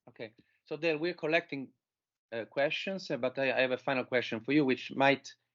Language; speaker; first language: English; non-native, fluent; Italian